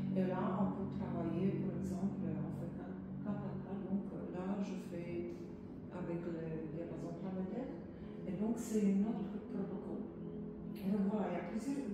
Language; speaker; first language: French; non-native, fluent; Polish